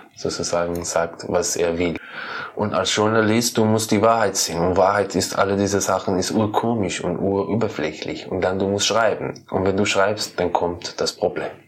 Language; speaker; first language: German; non-native, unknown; Persian